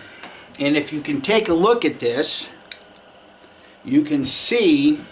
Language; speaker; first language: English; native; English